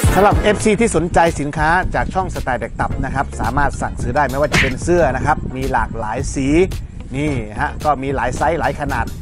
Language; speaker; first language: Thai; native; Thai